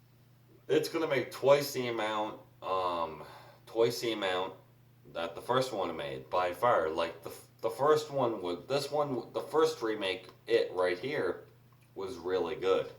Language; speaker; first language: English; native; English